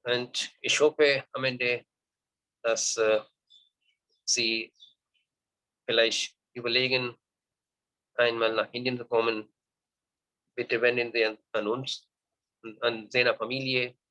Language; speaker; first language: German; non-native, learner; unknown